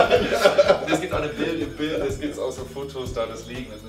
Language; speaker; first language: German; non-native, learner; English